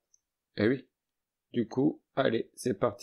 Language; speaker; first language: French; native; French